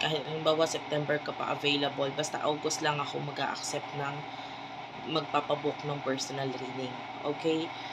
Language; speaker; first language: English; non-native, local second language; Filipino